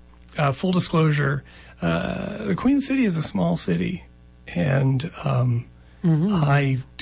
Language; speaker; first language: English; native; English